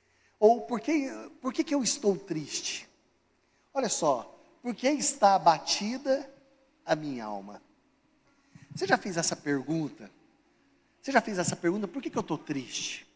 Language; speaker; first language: Portuguese; native; Portuguese